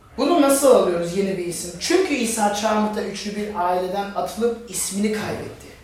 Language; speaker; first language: Turkish; non-native, fluent; German